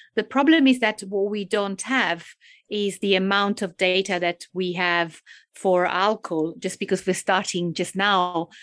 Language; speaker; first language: English; non-native, fluent; Italian